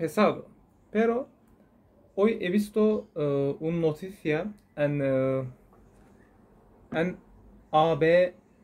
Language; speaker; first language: Spanish; non-native, learner; Turkish